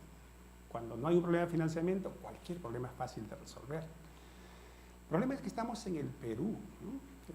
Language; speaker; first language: Spanish; native; Spanish